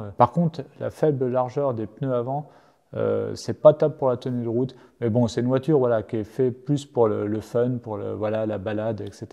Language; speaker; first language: French; native; French